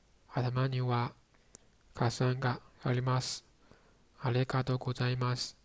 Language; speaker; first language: Japanese; non-native, learner; Chinese